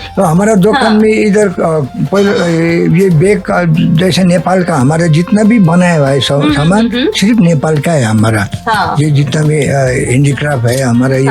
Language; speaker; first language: Hindi; non-native, learner; Nepali